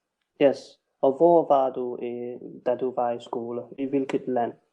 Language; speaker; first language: Danish; non-native, fluent; English